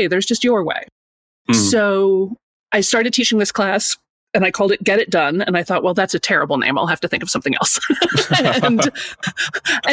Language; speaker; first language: English; native; English